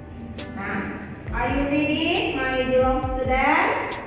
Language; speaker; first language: English; non-native, fluent; Indonesian